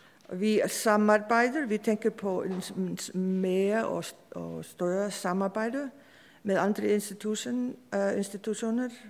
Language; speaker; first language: Danish; non-native, fluent; Icelandic